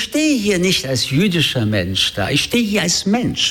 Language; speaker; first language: German; early bilingual, other home language; French